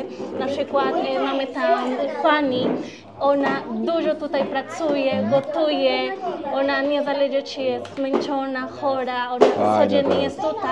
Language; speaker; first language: Polish; non-native, learner; Spanish